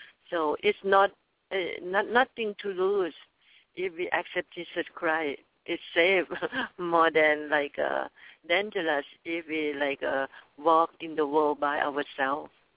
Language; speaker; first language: English; non-native, learner; Thai